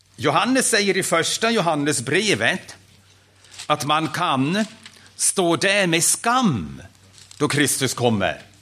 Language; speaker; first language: Swedish; non-native, fluent; German